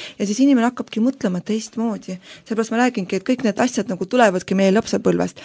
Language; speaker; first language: Estonian; non-native, local second language; Russian